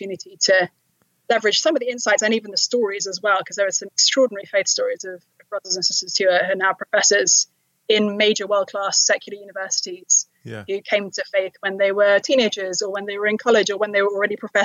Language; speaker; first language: English; native; English